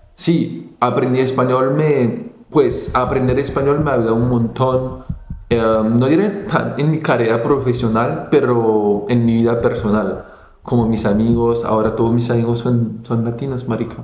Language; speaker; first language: Spanish; non-native, fluent; Italian